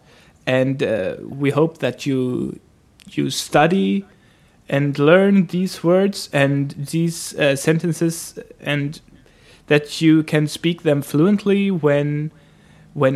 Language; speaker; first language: English; non-native, fluent; Swedish